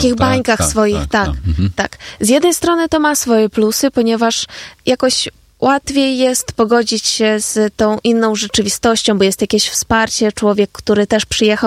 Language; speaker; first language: Polish; non-native, fluent; Ukrainian